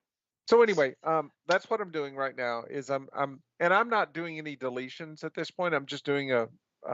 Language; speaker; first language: English; native; English